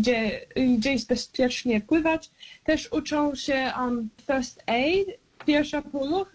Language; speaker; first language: Polish; early bilingual, heritage; Polish